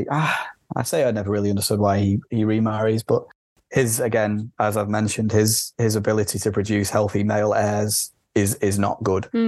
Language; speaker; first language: English; native; English